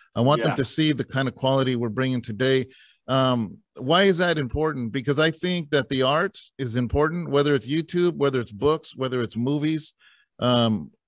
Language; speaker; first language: English; native; English